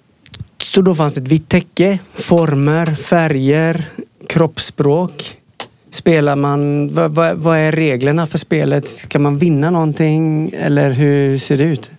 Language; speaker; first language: Swedish; native; Swedish